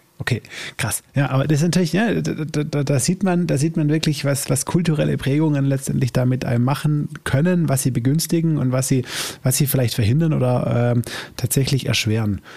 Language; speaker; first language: German; native; German